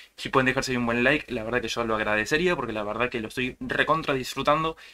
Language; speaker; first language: Spanish; native; Spanish